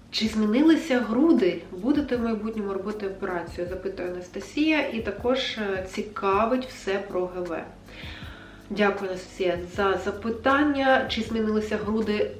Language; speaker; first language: Ukrainian; non-native, local second language; Russian